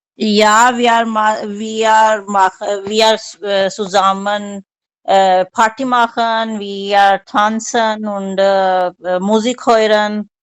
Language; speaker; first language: German; non-native, learner; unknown